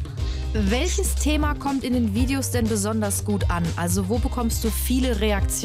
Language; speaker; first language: German; native; German